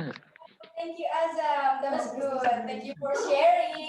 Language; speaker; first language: English; non-native, fluent; Indonesian